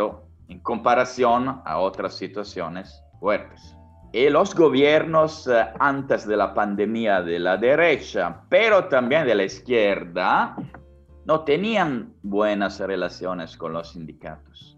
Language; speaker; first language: Spanish; non-native, fluent; Italian